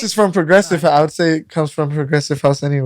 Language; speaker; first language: English; native; English